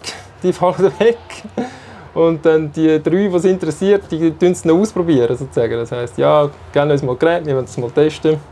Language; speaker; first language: German; native; German